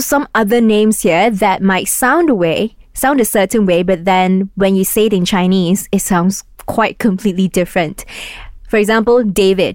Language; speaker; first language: English; non-native, local second language; Cantonese